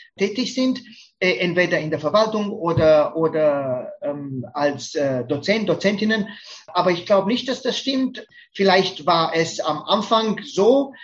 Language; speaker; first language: German; non-native, fluent; Romanian